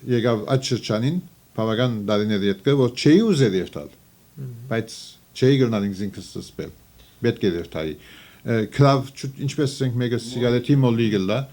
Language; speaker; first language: Armenian; early bilingual, heritage; Armenian